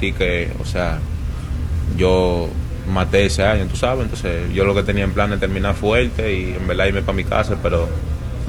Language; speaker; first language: Spanish; early bilingual, heritage; Spanish